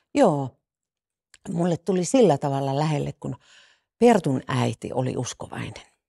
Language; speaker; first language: Finnish; native; Finnish